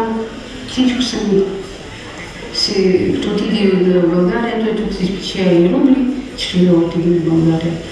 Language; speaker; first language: Bulgarian; early bilingual, heritage; Bulgarian